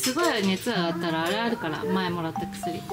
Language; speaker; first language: Japanese; native; Japanese